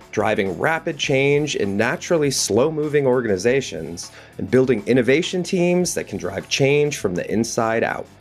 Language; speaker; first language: English; native; English